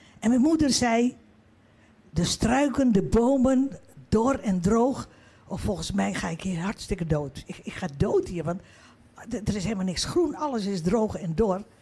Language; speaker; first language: Dutch; early bilingual, other home language; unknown